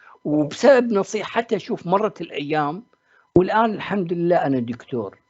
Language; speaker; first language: Arabic; native; Arabic